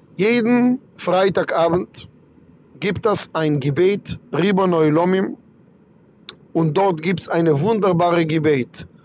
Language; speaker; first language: German; non-native, fluent; Hebrew